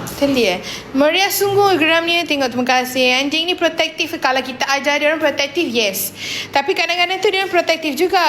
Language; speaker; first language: Malay; non-native, local second language; Tamil